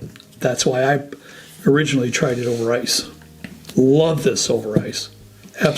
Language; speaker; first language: English; native; English